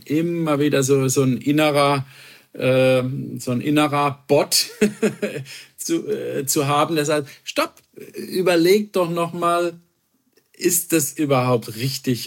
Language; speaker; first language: German; native; German